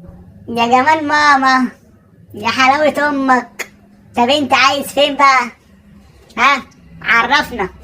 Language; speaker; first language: Arabic; native; Arabic